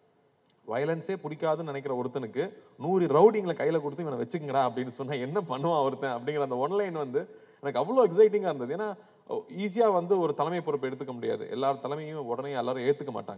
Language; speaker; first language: Tamil; native; Tamil